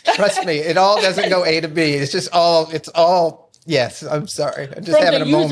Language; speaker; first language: English; native; English